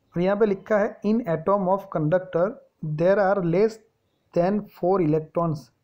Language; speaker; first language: Hindi; non-native, local second language; Gujarati